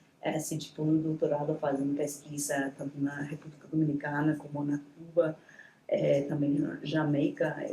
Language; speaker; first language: Portuguese; non-native, fluent; English